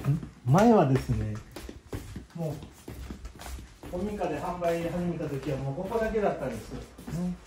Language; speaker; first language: Japanese; native; Japanese